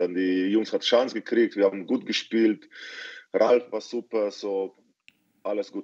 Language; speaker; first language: German; non-native, fluent; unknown